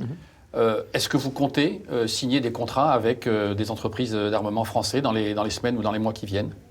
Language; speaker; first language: French; native; French